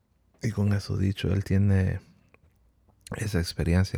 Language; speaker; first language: Spanish; early bilingual, heritage; Spanish